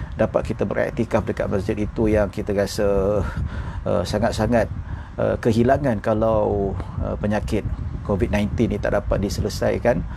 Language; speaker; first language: Malay; native; Malay